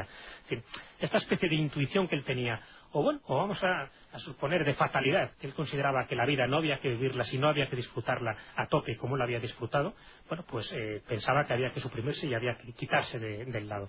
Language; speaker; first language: Spanish; native; Spanish